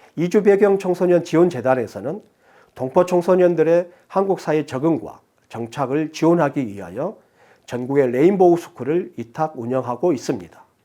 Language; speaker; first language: Korean; native; Korean